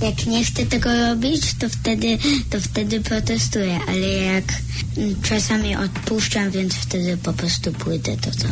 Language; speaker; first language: Polish; early bilingual, heritage; Polish